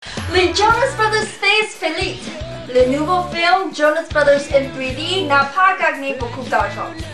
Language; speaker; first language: French; non-native, learner; English